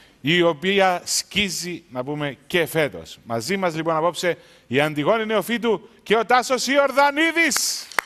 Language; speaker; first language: Greek; native; Greek